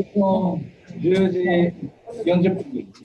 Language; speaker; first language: Japanese; native; Japanese